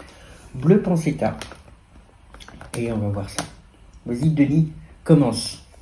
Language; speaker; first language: French; native; French